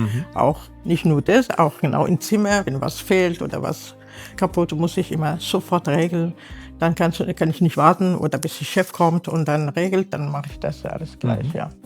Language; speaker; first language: German; non-native, learner; Arabic